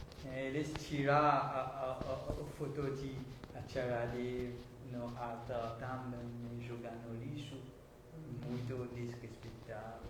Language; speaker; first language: Portuguese; non-native, learner; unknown